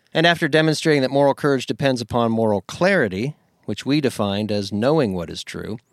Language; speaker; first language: English; native; English